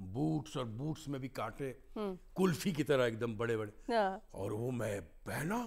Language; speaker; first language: Hindi; native; Hindi